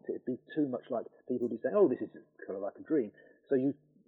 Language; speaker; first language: English; native; English